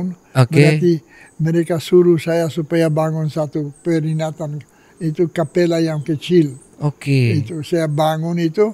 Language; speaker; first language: Indonesian; non-native, fluent; Polish